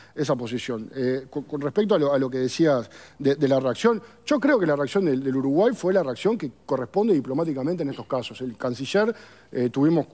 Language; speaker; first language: Spanish; native; Spanish